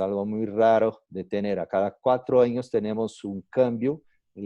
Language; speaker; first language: Spanish; non-native, fluent; Portuguese